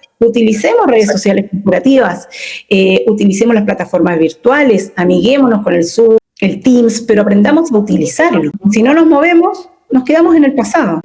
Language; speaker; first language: Spanish; native; Spanish